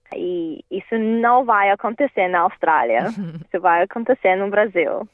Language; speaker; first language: Portuguese; non-native, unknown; Russian